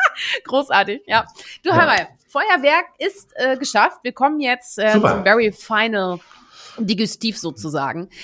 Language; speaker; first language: German; native; German